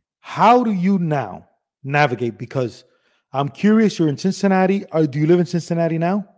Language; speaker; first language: English; early bilingual, other home language; Spanish